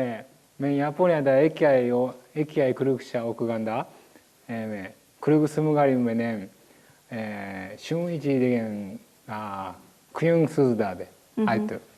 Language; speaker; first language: Kyrgyz; non-native, learner; Japanese